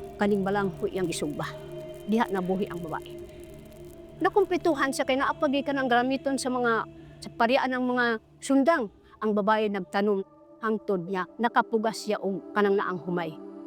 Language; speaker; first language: Cebuano; non-native, local second language; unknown